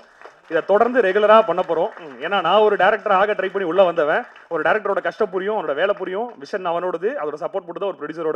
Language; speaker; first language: Tamil; native; Tamil